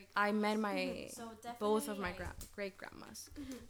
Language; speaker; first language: English; early bilingual, other home language; Spanish